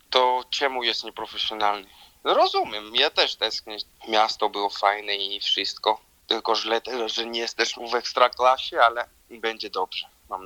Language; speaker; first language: Polish; non-native, learner; Georgian